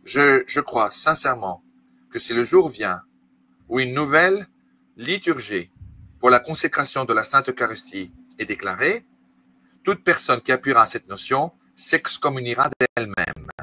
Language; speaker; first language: French; native; French